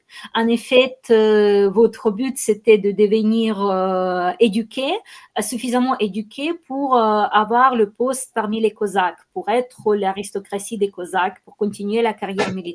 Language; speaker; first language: French; non-native, fluent; Ukrainian